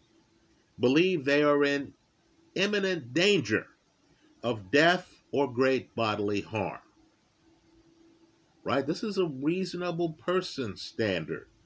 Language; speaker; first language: English; native; English